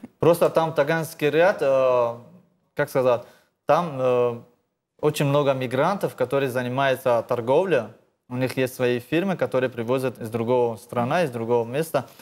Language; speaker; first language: Russian; non-native, learner; Tajik